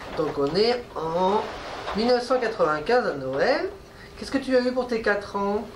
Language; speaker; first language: French; native; French